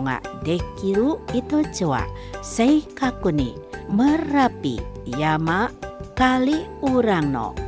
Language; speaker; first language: Japanese; non-native, fluent; Indonesian